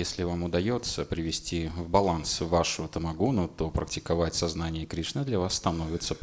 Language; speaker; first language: Russian; native; Russian